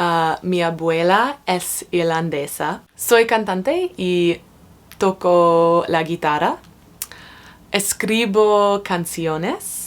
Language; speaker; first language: Spanish; non-native, learner; English